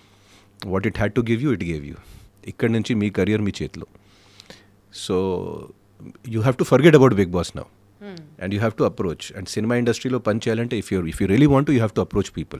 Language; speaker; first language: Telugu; non-native, fluent; Hindi